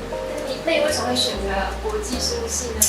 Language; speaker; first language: Chinese; native; Chinese